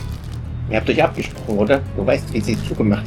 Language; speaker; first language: German; native; German